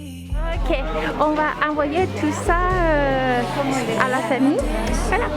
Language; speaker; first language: French; non-native, learner; Thai